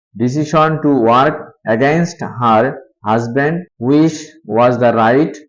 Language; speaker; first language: English; non-native, local second language; Bangla